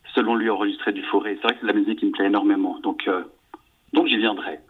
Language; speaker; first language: French; native; French